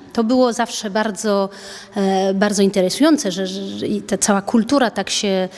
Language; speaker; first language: Polish; early bilingual, heritage; French